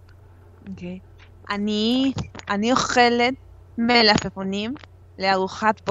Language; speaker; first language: Hebrew; non-native, learner; Spanish